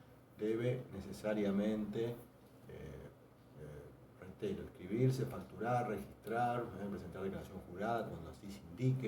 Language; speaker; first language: Spanish; native; Spanish